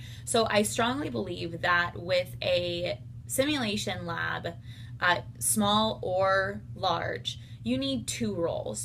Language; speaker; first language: English; native; English